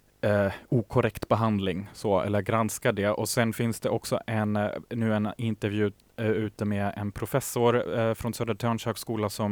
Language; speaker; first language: Swedish; native; Swedish